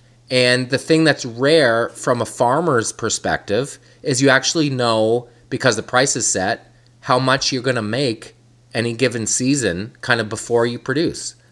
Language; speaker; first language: English; native; English